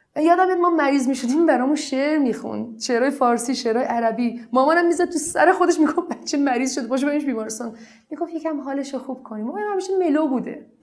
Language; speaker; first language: Persian; non-native, local second language; Arabic